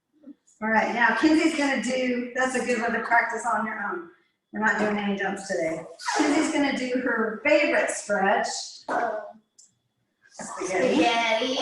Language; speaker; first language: English; native; English